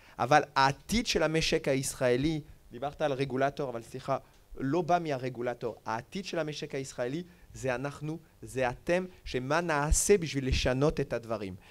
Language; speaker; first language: Hebrew; non-native, fluent; French